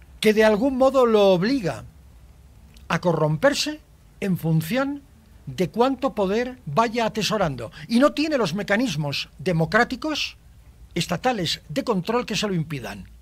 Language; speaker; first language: Spanish; native; Spanish